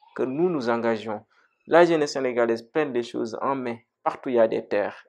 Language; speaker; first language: French; non-native, local second language; Wolof